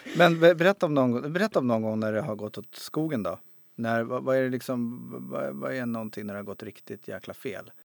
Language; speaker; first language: Swedish; native; Swedish